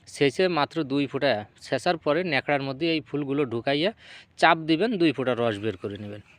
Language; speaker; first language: Bangla; native; Bangla